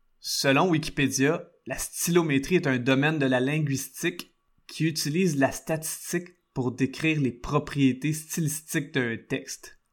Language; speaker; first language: French; native; French